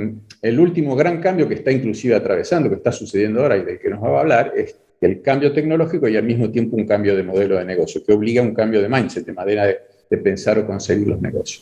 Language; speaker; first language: Spanish; native; Spanish